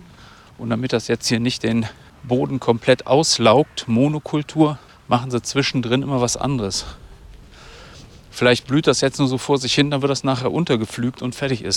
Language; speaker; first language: German; native; German